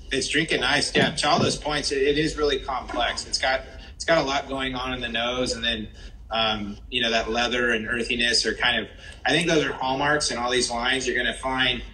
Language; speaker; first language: English; native; English